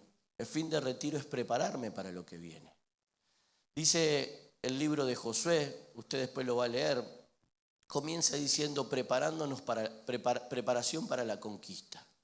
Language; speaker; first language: Spanish; native; Spanish